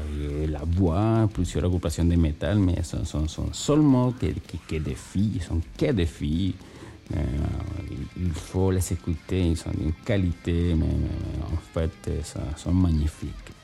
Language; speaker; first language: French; non-native, learner; Spanish